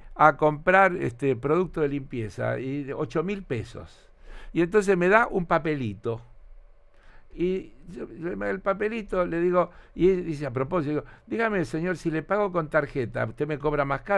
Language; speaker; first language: Spanish; native; Spanish